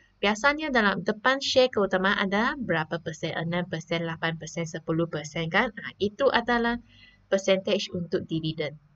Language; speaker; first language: Malay; non-native, local second language; Chinese